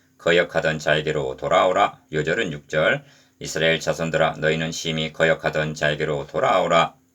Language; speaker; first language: Korean; native; Korean